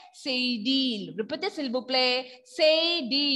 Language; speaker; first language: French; non-native, fluent; Malayalam